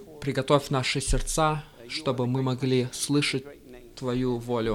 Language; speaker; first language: Russian; early bilingual, heritage; Russian